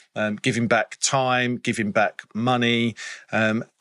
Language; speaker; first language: English; native; English